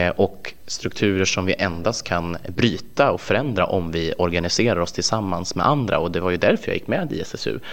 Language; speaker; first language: Swedish; native; Swedish